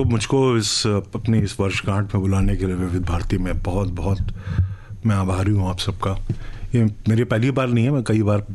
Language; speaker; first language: Hindi; native; Hindi